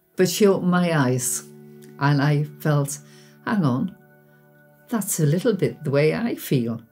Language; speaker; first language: English; native; English